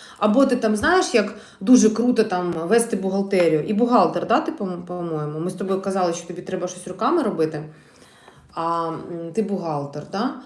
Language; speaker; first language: Ukrainian; non-native, local second language; Russian